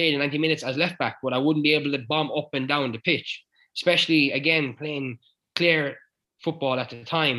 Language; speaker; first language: English; native; English